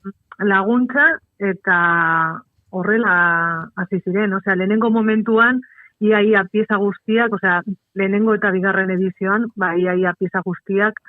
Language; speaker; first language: Basque; non-native, local second language; Spanish